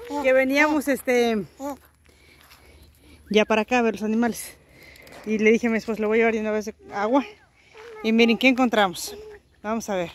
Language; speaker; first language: Spanish; native; Spanish